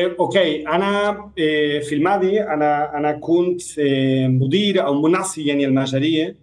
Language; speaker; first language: Arabic; non-native, fluent; Spanish